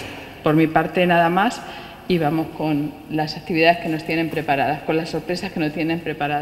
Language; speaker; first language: Spanish; native; Spanish